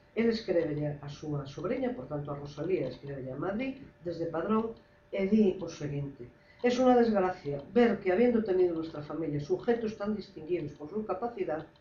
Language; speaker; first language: Spanish; non-native, local second language; Galician